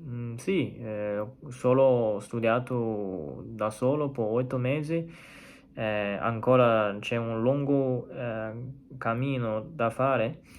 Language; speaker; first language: Italian; non-native, learner; Chinese